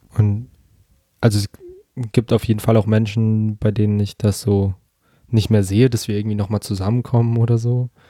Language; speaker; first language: German; early bilingual, other home language; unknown